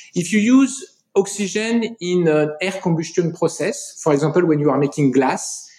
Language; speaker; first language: English; non-native, fluent; French